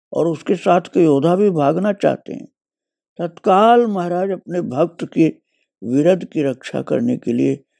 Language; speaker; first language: Hindi; native; Hindi